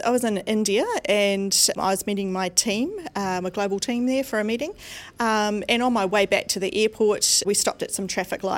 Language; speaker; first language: English; native; English